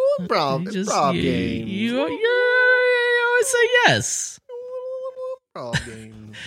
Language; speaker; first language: English; native; English